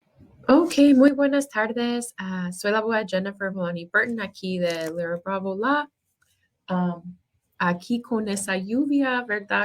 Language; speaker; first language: Spanish; non-native, fluent; English